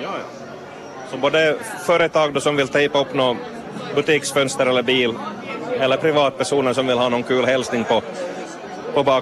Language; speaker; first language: Swedish; native; Swedish